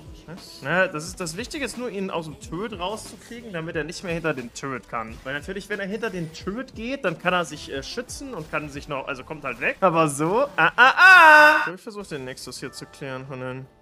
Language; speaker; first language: German; native; German